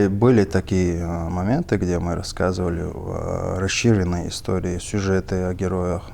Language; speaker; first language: Russian; non-native, local second language; Chechen